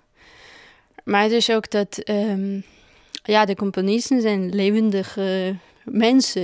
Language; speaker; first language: Dutch; non-native, fluent; Russian